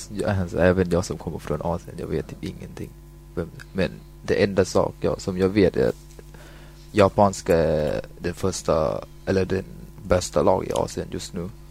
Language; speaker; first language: Swedish; non-native, fluent; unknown